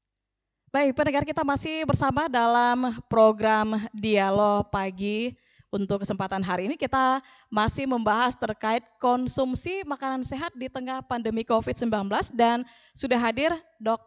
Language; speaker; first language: Indonesian; native; Indonesian